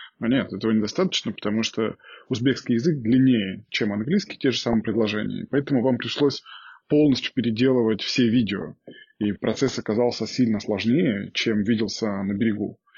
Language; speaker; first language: Russian; native; Russian